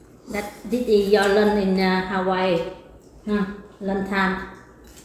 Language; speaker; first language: English; non-native, learner; Vietnamese